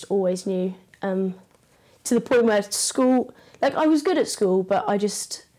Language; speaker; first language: English; native; English